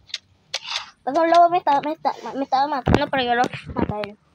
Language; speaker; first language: Spanish; native; Spanish